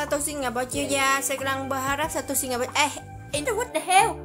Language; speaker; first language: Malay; non-native, learner; Vietnamese